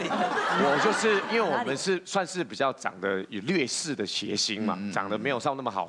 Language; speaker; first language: Chinese; native; Chinese